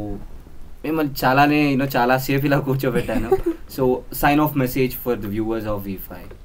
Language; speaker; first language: Telugu; native; Telugu